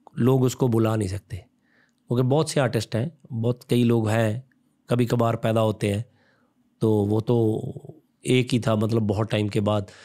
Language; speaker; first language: Hindi; non-native, local second language; Punjabi